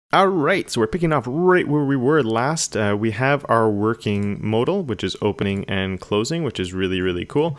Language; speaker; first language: English; native; English